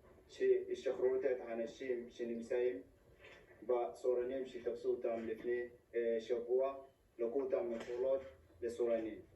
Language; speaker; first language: Hebrew; non-native, fluent; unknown